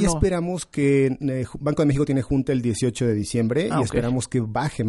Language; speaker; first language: Spanish; native; Spanish